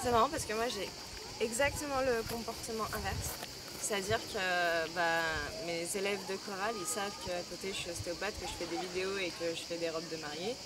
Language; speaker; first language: French; native; French